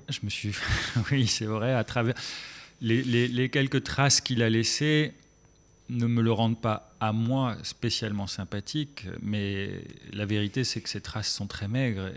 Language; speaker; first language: French; early bilingual, other home language; German